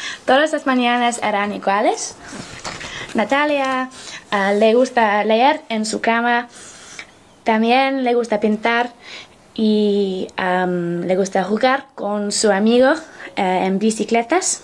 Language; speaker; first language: Spanish; non-native, learner; English